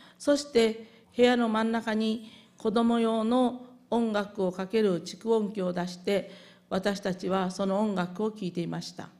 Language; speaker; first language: Japanese; native; Japanese